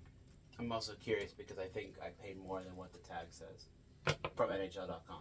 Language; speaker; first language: English; native; English